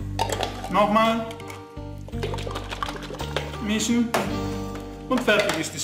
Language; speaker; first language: German; non-native, fluent; Italian